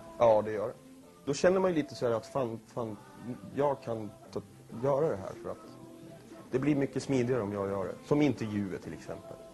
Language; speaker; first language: Swedish; early bilingual, other home language; Finnish